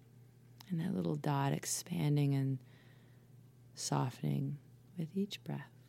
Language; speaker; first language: English; native; English